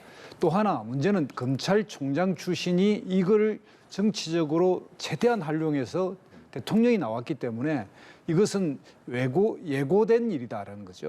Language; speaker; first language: Korean; native; Korean